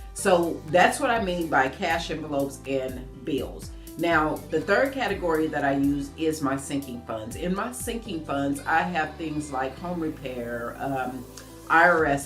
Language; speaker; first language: English; native; English